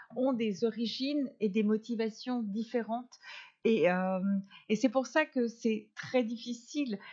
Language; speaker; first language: French; non-native, fluent; Spanish